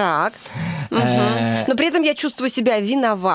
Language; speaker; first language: Russian; native; Russian